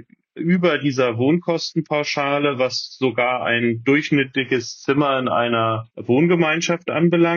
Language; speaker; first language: German; native; German